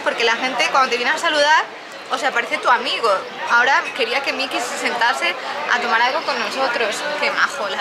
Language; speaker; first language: Spanish; native; Spanish